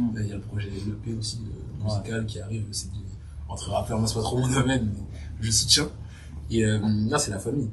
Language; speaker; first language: French; early bilingual, other home language; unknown